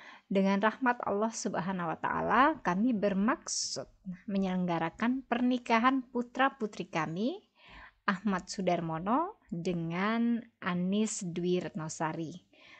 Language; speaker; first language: Indonesian; native; Indonesian